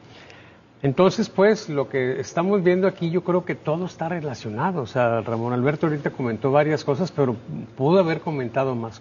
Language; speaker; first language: Spanish; native; Spanish